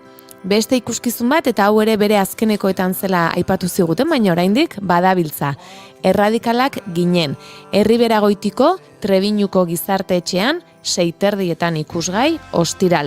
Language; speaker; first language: Basque; native; Basque